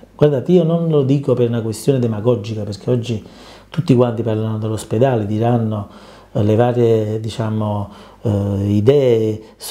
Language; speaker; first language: Italian; native; Italian